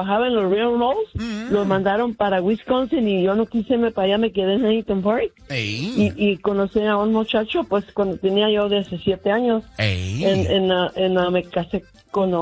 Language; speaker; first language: Spanish; early bilingual, heritage; Spanish